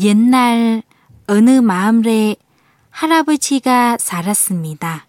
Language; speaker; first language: Korean; non-native, fluent; Vietnamese